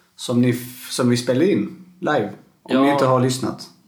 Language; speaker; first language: Swedish; native; Swedish